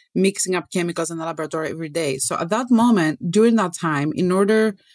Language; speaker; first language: English; non-native, fluent; Greek